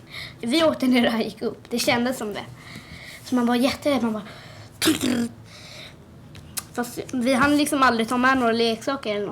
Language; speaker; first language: Swedish; native; Swedish